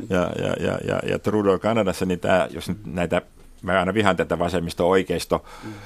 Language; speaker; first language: Finnish; native; Finnish